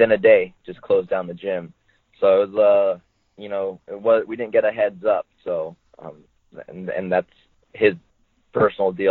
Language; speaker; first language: English; native; English